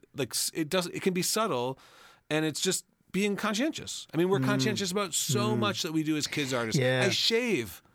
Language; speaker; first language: English; native; English